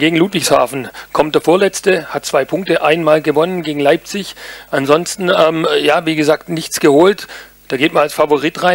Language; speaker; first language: German; native; German